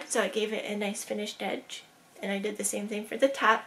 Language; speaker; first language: English; native; English